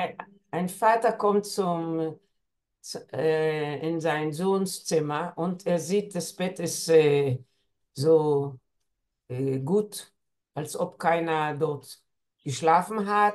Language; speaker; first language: German; non-native, learner; Hebrew